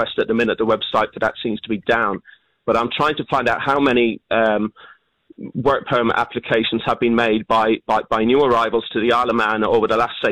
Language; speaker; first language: English; native; English